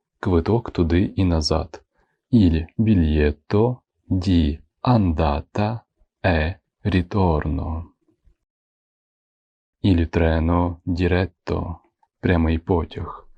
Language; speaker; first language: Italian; non-native, fluent; Ukrainian